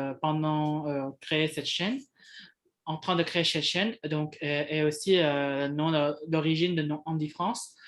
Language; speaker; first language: French; non-native, fluent; Indonesian